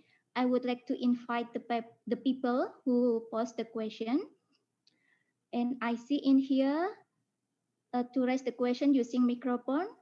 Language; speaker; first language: English; non-native, fluent; Indonesian